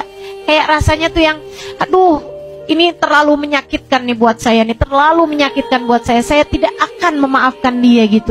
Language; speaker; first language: Indonesian; native; Indonesian